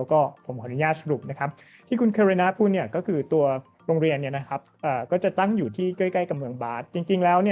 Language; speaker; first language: Thai; native; Thai